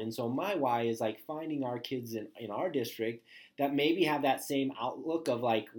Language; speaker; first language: English; native; English